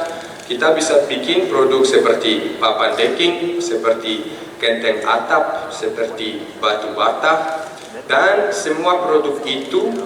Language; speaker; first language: Indonesian; non-native, fluent; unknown